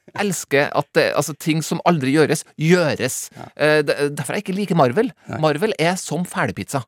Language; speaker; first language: Norwegian; native; Norwegian